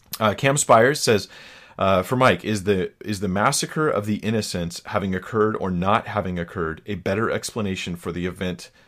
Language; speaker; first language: English; native; English